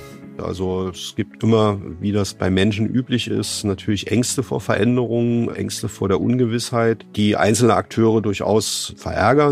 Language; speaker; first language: German; native; German